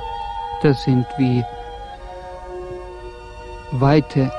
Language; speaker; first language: German; non-native, fluent; Estonian